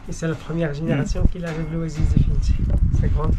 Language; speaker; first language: French; non-native, local second language; Arabic